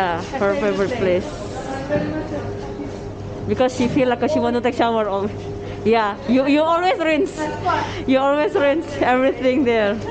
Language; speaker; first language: English; non-native, learner; Indonesian